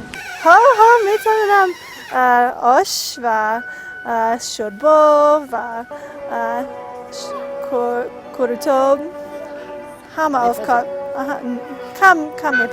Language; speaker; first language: Persian; non-native, learner; English